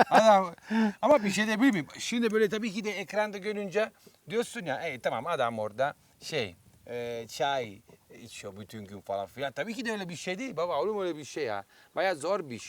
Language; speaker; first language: Turkish; non-native, fluent; Italian